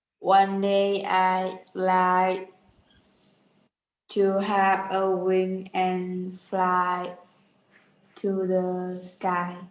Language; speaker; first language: English; non-native, learner; Vietnamese